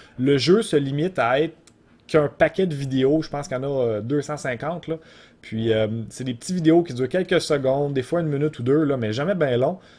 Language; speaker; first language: French; native; French